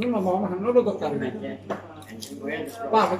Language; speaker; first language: Italian; native; Italian